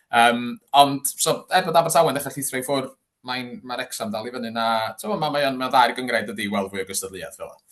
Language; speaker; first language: Welsh; native; Welsh